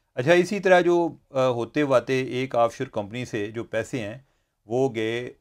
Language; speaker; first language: Urdu; non-native, local second language; Punjabi